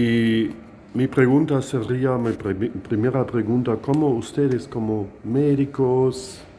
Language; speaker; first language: Spanish; non-native, fluent; German